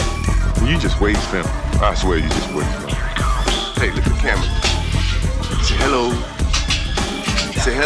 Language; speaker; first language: English; native; English